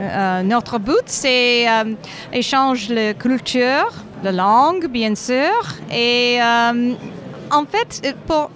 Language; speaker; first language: French; non-native, fluent; English